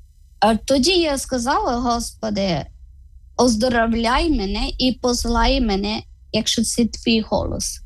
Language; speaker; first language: Ukrainian; non-native, learner; Malayalam